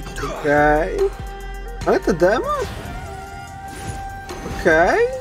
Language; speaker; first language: Polish; native; Polish